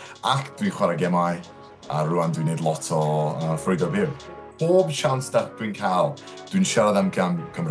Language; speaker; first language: Welsh; non-native, local second language; English